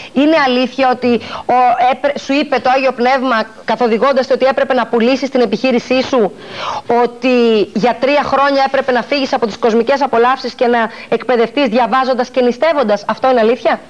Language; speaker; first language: Greek; native; Greek